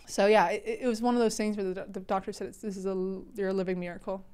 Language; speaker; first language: English; native; English